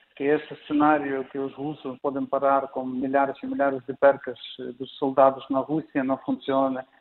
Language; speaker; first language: Portuguese; non-native, fluent; Ukrainian